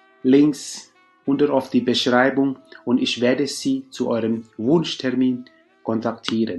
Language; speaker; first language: German; non-native, learner; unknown